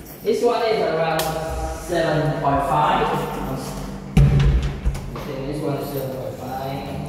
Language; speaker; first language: English; non-native, learner; Vietnamese